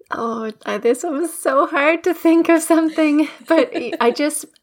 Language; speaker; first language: English; native; English